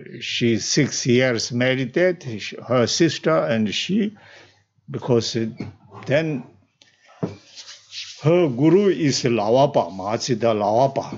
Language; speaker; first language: English; non-native, learner; Tibetan